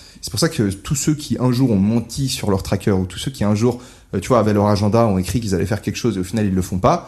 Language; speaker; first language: French; native; French